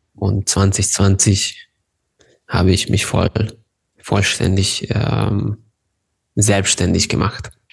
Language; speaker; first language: German; non-native, fluent; Hungarian